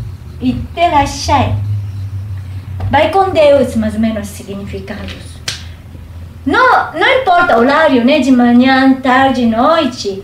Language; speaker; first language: Portuguese; non-native, learner; Japanese